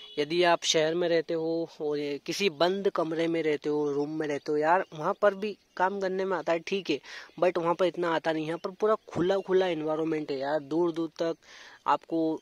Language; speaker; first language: Hindi; native; Hindi